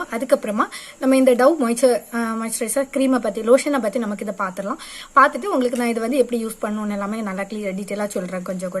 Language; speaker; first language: Tamil; native; Tamil